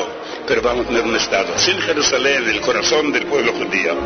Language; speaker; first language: Spanish; non-native, fluent; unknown